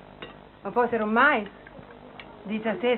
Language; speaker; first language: Portuguese; non-native, learner; English